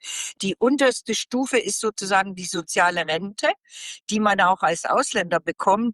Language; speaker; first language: German; native; German